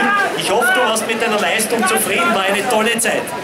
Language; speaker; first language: German; native; German